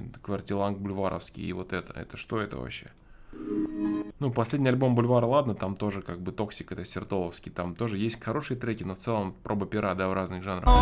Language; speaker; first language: Russian; native; Russian